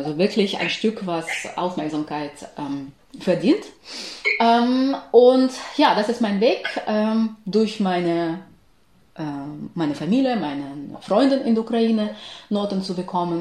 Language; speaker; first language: German; non-native, fluent; Ukrainian